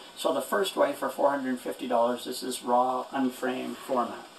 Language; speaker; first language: English; native; English